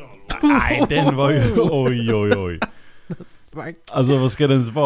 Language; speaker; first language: Swedish; native; Swedish